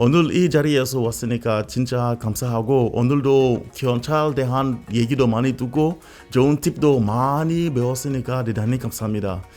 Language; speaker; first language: Korean; non-native, learner; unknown